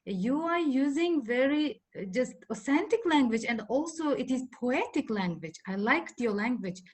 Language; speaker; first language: English; non-native, fluent; Uzbek